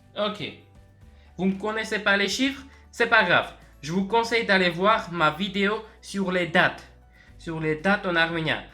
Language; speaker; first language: French; native; French